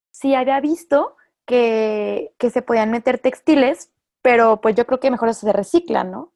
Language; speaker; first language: Spanish; native; Spanish